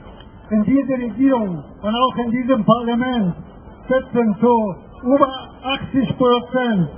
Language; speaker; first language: German; non-native, fluent; Persian